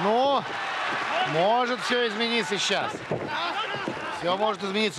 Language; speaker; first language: Russian; native; Russian